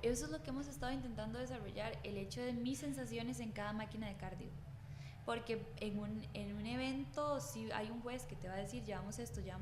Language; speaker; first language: Spanish; native; Spanish